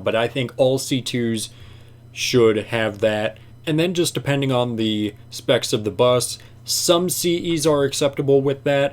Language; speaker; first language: English; native; English